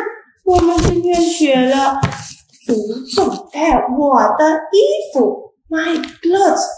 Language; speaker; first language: Chinese; non-native, fluent; Indonesian